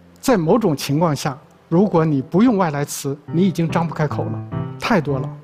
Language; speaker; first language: Chinese; native; Chinese